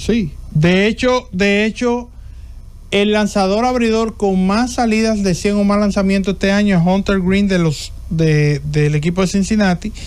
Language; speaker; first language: Spanish; native; Spanish